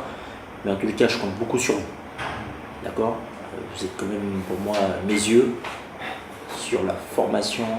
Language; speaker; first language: French; native; French